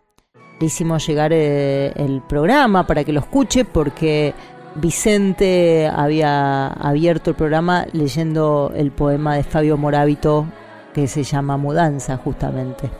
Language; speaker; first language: Spanish; native; Spanish